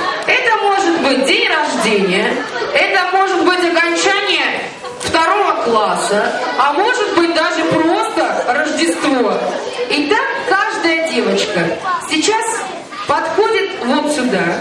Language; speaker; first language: Russian; native; Russian